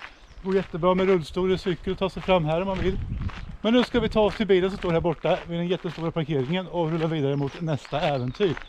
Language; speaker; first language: Swedish; native; Swedish